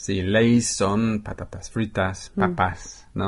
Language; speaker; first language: Spanish; non-native, fluent; English